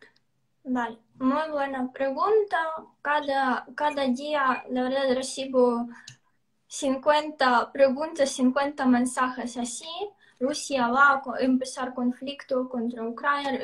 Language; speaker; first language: Spanish; non-native, fluent; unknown